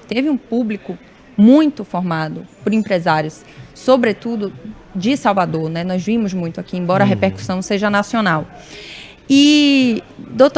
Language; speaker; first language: Portuguese; native; Portuguese